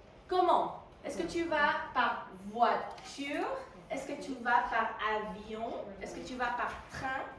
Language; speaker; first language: French; non-native, fluent; Spanish